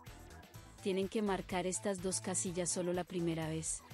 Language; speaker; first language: Spanish; native; Spanish